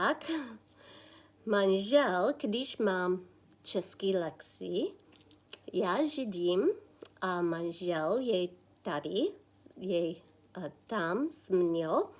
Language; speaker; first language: Czech; non-native, learner; English